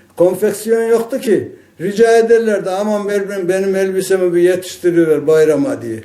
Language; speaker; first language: Turkish; native; Turkish